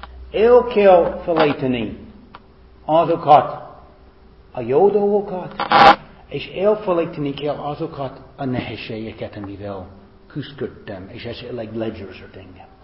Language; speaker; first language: Hungarian; non-native, fluent; English